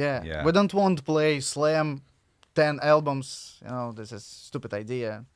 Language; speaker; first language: English; non-native, learner; Russian